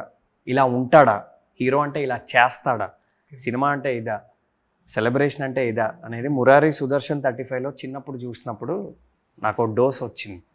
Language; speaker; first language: Telugu; native; Telugu